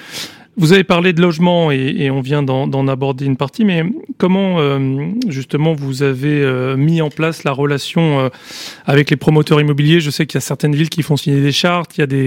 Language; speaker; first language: French; native; French